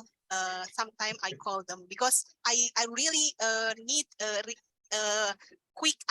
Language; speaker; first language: English; non-native, learner; Indonesian